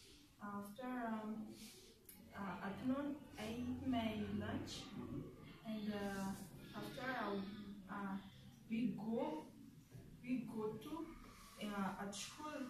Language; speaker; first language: English; non-native, learner; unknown